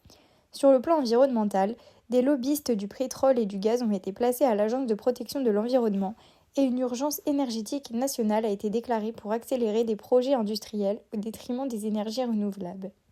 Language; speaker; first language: French; native; French